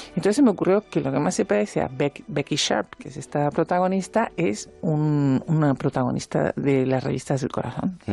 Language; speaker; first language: Spanish; native; Spanish